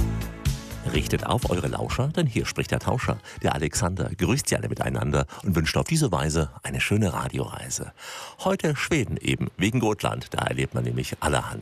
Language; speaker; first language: German; native; German